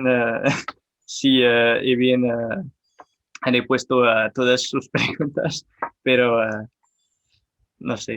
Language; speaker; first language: Spanish; non-native, learner; French